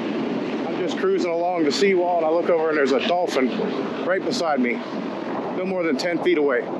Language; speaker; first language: English; native; English